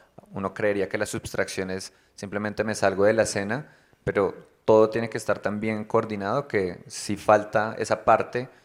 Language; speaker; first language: Spanish; native; Spanish